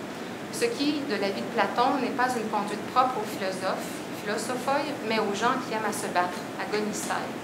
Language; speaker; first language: French; native; French